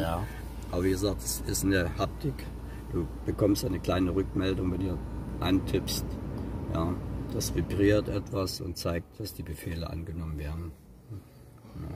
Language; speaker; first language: German; native; German